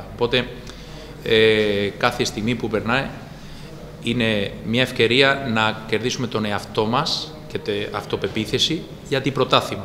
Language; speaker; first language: Greek; non-native, fluent; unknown